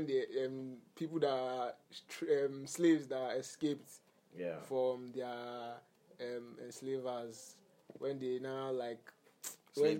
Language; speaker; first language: English; non-native, local second language; Yoruba